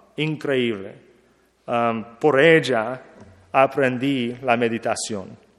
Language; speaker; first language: Spanish; non-native, learner; English